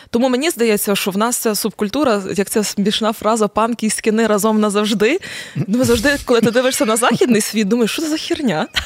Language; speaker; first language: Ukrainian; native; Ukrainian